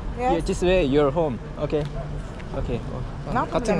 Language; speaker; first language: English; non-native, learner; Korean